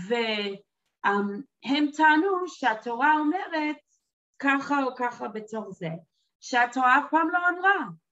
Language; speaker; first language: Hebrew; non-native, fluent; English